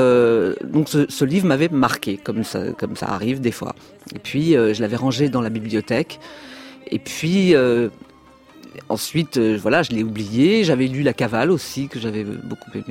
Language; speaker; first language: French; native; French